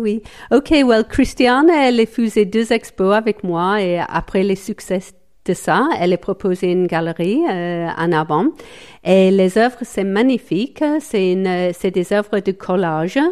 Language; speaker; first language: French; non-native, fluent; English